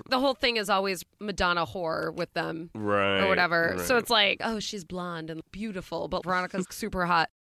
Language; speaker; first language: English; native; English